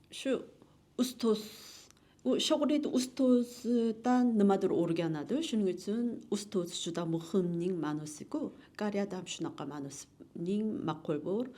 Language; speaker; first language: Uzbek; non-native, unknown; Korean